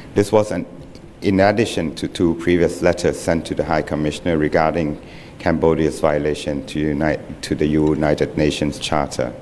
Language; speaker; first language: English; non-native, fluent; Thai